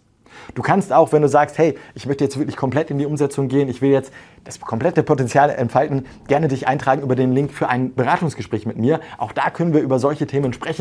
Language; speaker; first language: German; native; German